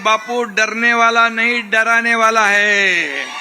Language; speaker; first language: Hindi; non-native, local second language; Marathi